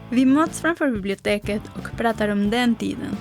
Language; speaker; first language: Swedish; non-native, fluent; Spanish